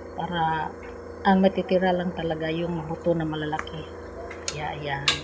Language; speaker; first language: Filipino; non-native, local second language; Cebuano